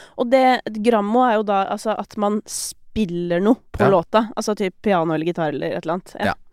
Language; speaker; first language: Norwegian; native; Norwegian